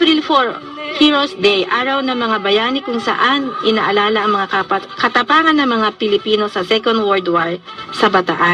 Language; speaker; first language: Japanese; non-native, fluent; Filipino